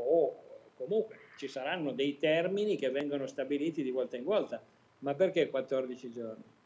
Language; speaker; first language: Italian; native; Italian